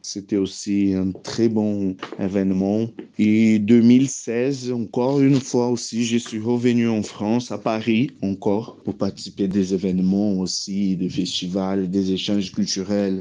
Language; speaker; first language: French; non-native, fluent; Portuguese